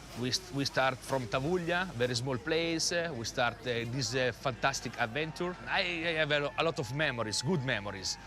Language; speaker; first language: English; non-native, learner; Italian